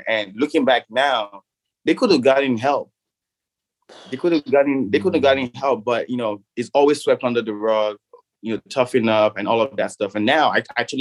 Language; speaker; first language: English; non-native, local second language; Yoruba